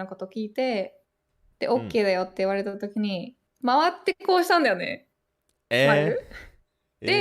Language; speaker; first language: Japanese; native; Japanese